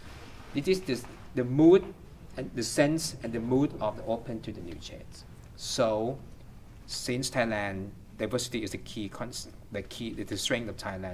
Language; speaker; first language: English; non-native, fluent; Thai